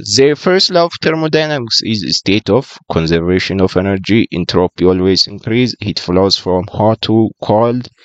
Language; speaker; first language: English; non-native, local second language; Amharic